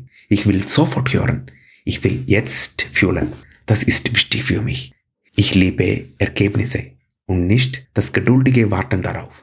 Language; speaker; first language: German; non-native, fluent; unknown